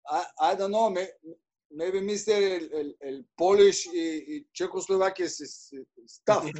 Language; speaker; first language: English; non-native, learner; Bulgarian